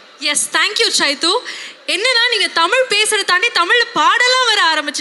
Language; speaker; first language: Tamil; native; Tamil